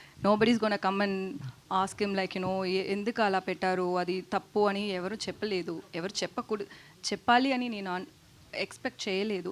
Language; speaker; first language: Telugu; non-native, fluent; Tamil